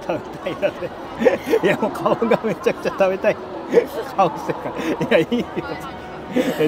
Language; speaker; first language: Japanese; native; Japanese